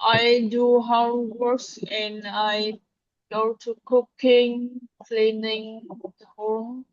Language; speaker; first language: English; non-native, learner; Vietnamese